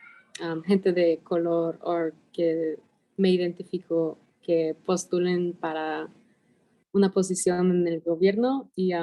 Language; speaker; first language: Spanish; early bilingual, heritage; Spanish